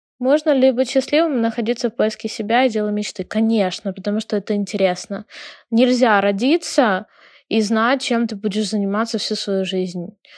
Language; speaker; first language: Russian; non-native, local second language; Ukrainian